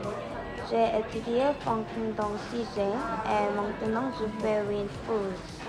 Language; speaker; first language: French; non-native, learner; Korean